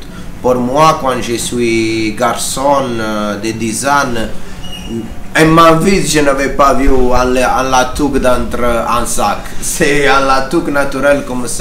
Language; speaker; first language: French; non-native, fluent; Italian